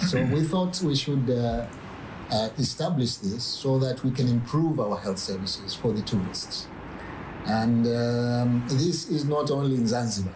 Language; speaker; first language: English; non-native, local second language; Swahili